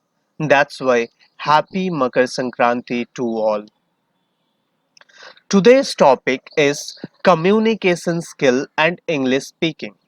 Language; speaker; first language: English; non-native, learner; Hindi